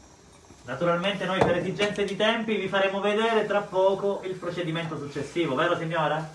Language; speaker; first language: Italian; native; Italian